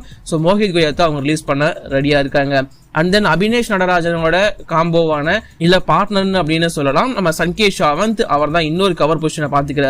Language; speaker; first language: Tamil; native; Tamil